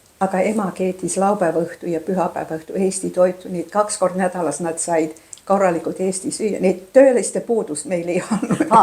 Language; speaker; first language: Estonian; early bilingual, heritage; Estonian